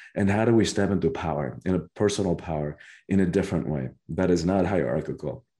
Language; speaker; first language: English; early bilingual, other home language; Spanish